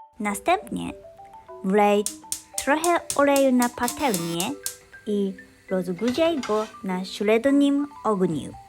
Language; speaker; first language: Polish; non-native, learner; Japanese